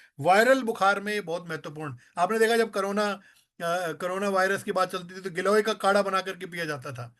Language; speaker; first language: Hindi; native; Hindi